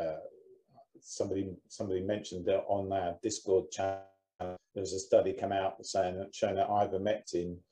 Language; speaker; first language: English; native; English